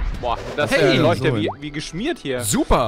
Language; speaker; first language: German; native; German